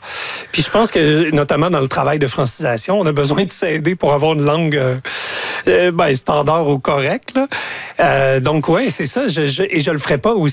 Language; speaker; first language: French; native; French